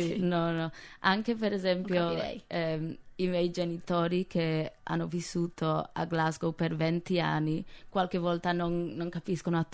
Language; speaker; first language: Italian; non-native, fluent; English